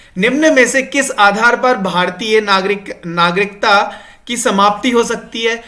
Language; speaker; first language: Hindi; non-native, local second language; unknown